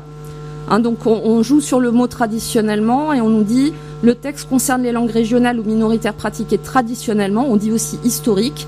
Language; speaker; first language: French; native; French